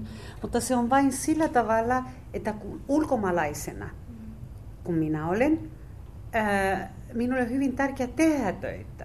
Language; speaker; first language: Finnish; non-native, fluent; Spanish